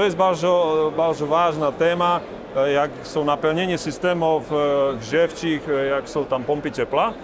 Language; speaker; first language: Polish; non-native, learner; Slovak